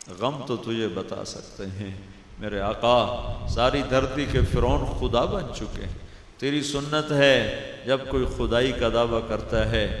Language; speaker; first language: Urdu; non-native, local second language; Punjabi